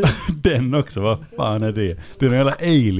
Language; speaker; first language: Swedish; native; Swedish